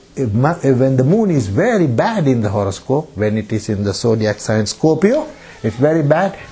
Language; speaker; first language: English; non-native, local second language; Sinhala